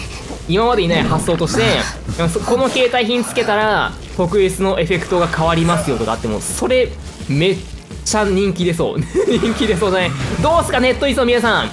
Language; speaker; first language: Japanese; native; Japanese